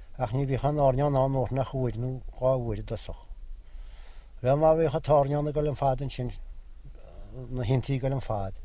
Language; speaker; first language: Irish; native; Irish